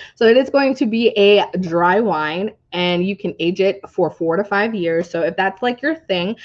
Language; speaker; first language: English; native; English